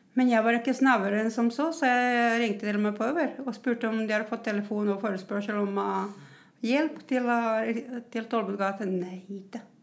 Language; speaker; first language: Norwegian; non-native, fluent; Croatian